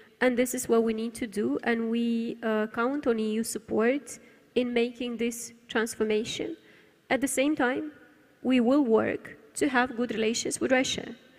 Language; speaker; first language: English; non-native, fluent; Romanian